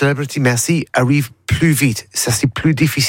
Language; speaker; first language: French; non-native, learner; English